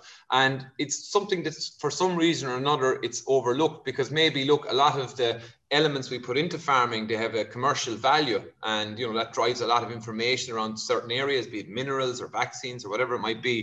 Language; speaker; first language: English; native; English